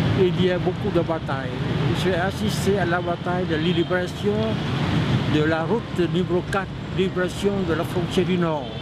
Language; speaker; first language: French; non-native, local second language; Vietnamese